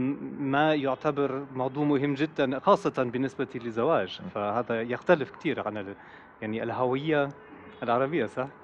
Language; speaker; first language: Arabic; non-native, fluent; German